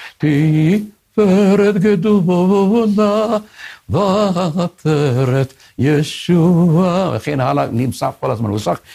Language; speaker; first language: Hebrew; non-native, fluent; Hungarian